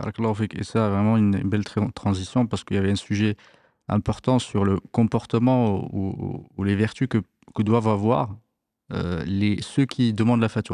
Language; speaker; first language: French; native; French